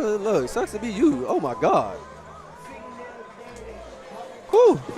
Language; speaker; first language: English; native; English